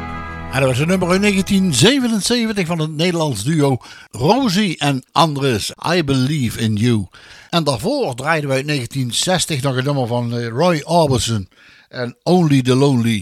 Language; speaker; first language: Dutch; native; Dutch